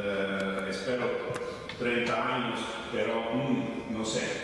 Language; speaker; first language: Spanish; non-native, fluent; Italian